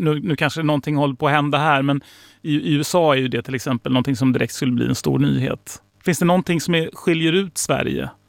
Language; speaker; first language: Swedish; native; Swedish